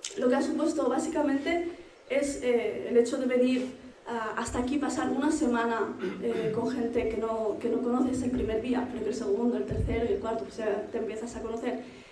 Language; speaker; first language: Spanish; early bilingual, other home language; Arabic